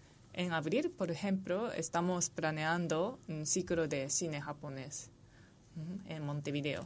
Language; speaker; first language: Spanish; non-native, fluent; Japanese